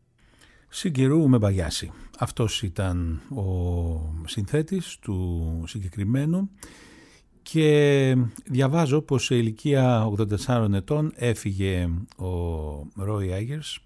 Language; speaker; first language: Greek; native; Greek